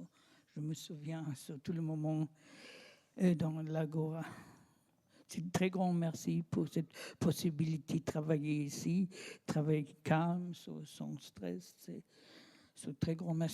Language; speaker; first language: French; non-native, learner; German